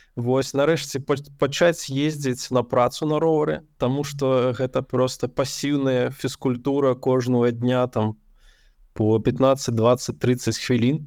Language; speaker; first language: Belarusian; non-native, local second language; Russian